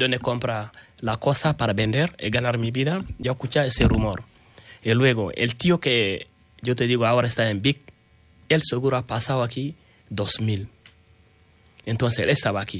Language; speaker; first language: Spanish; non-native, learner; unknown